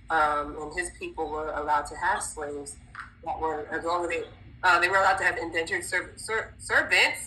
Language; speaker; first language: English; native; English